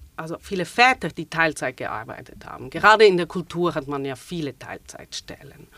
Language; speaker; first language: German; native; German